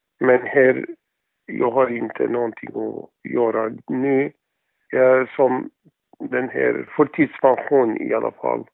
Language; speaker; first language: Swedish; non-native, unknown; Arabic